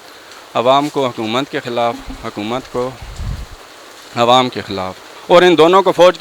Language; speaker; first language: Urdu; native; Urdu